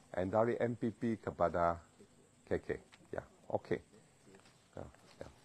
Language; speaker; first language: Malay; non-native, local second language; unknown